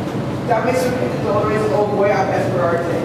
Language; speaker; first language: Spanish; non-native, learner; English